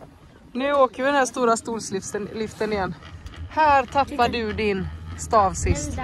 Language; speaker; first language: Swedish; native; Swedish